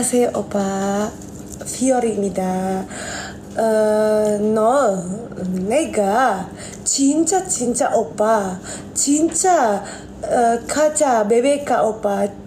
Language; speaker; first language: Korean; non-native, learner; Indonesian